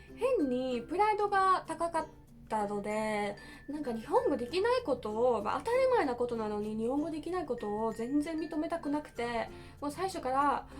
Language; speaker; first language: Japanese; non-native, fluent; German